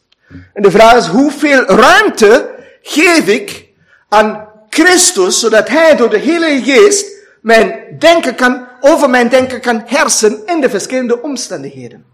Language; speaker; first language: Dutch; non-native, fluent; German